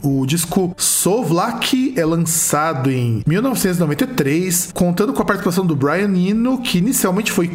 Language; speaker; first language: Portuguese; native; Portuguese